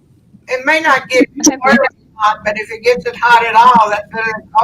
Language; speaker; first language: English; native; English